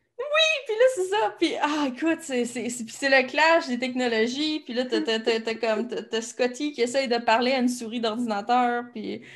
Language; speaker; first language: French; native; French